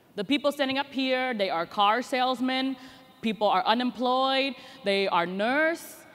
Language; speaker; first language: English; native; English